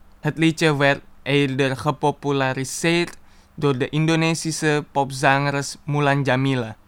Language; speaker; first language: Dutch; non-native, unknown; Indonesian